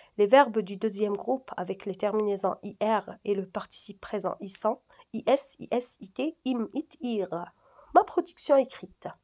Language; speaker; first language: French; non-native, local second language; Arabic